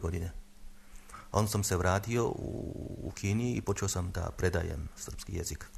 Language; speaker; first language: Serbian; non-native, fluent; Chinese